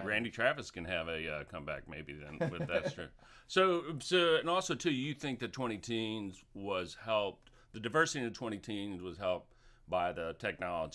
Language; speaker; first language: English; native; English